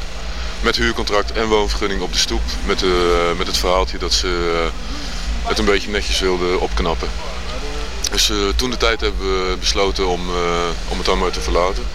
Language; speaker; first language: Dutch; native; Dutch